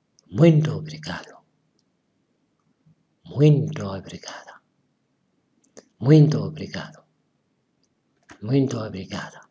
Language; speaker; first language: Portuguese; non-native, learner; French